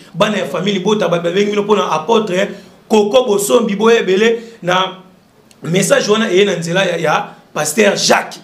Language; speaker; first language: Lingala; native; Lingala